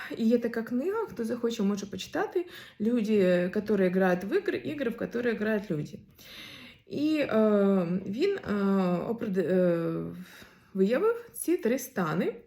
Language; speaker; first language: Ukrainian; non-native, local second language; Russian